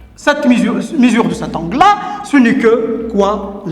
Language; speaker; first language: French; non-native, local second language; Arabic